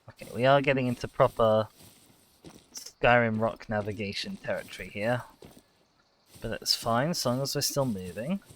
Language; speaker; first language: English; native; English